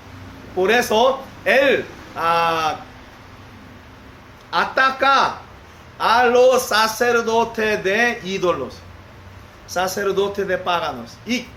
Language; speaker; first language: Spanish; non-native, learner; Korean